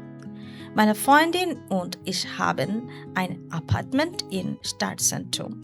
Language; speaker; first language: German; non-native, learner; Bangla